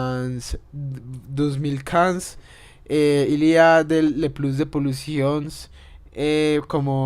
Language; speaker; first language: French; non-native, learner; Spanish